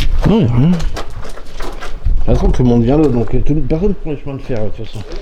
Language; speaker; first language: French; native; French